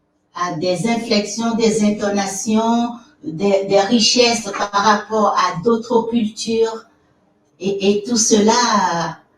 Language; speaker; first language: French; non-native, local second language; Fon